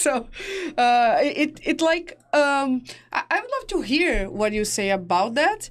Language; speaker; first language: English; non-native, fluent; Portuguese